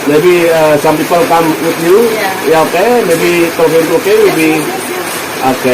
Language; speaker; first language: English; non-native, learner; Indonesian